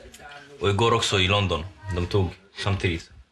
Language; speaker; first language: Swedish; non-native, local second language; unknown